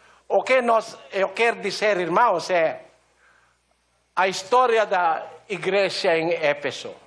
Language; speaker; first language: Portuguese; non-native, learner; Filipino